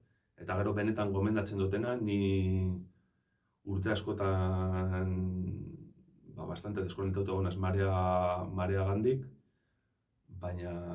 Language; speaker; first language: Basque; native; Basque